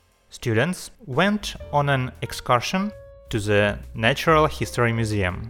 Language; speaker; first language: English; non-native, learner; Ukrainian